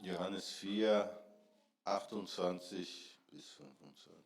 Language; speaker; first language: German; non-native, fluent; Portuguese